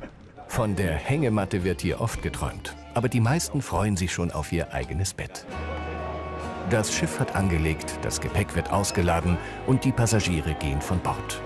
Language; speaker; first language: German; native; German